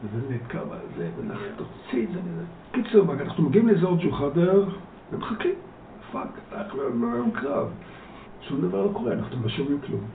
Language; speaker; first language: Hebrew; early bilingual, other home language; Dutch